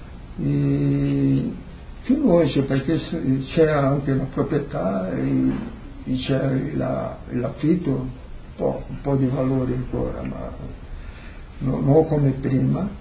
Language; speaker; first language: Italian; early bilingual, heritage; Portuguese